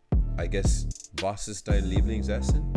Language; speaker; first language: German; non-native, learner; English